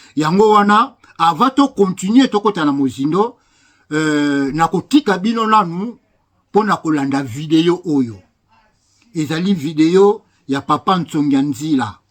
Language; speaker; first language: Lingala; non-native, local second language; Kongo